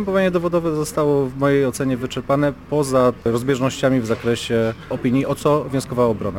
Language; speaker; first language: Polish; native; Polish